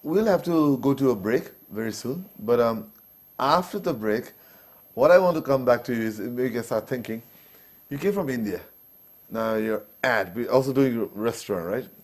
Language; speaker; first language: English; non-native, local second language; Nepali